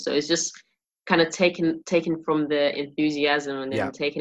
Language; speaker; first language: English; native; English